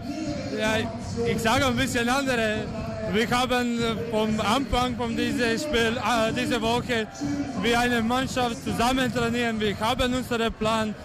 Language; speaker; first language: German; non-native, learner; Croatian